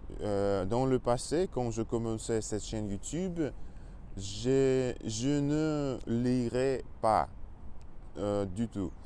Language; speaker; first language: French; non-native, learner; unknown